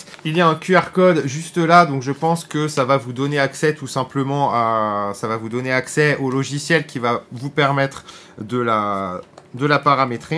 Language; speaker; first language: French; native; French